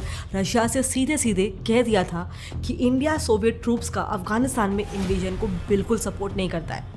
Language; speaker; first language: Hindi; native; Hindi